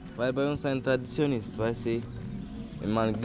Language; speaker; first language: German; non-native, learner; Romanian